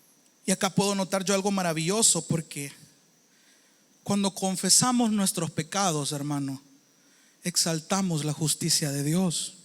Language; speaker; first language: Spanish; native; Spanish